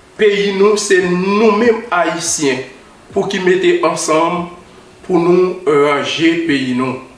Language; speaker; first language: Haitian Creole; native; Haitian Creole